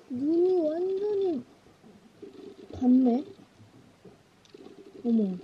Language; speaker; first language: Korean; native; Korean